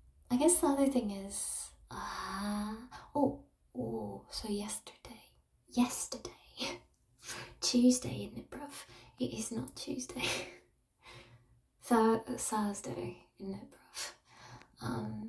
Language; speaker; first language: English; native; English